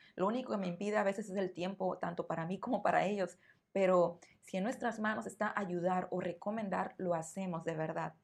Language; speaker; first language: Spanish; native; Spanish